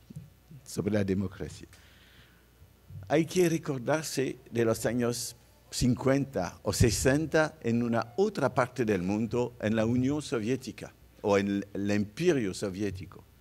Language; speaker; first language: Spanish; non-native, fluent; French